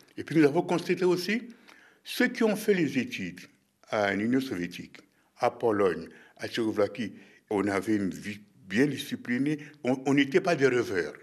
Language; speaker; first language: French; non-native, local second language; Lingala